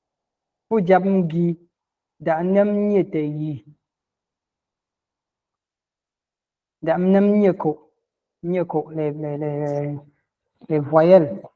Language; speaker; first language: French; non-native, local second language; Ghomala